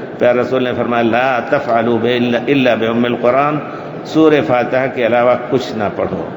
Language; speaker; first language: Urdu; native; Urdu